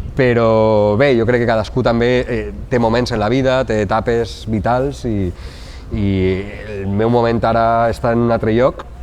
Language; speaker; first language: Catalan; native; Catalan